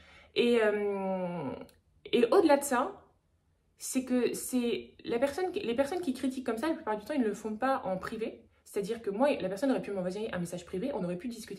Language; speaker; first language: French; native; French